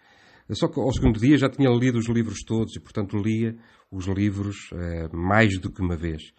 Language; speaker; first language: Portuguese; native; Portuguese